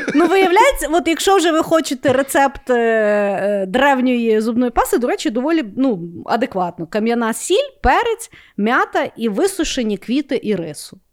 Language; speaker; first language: Ukrainian; non-native, local second language; Russian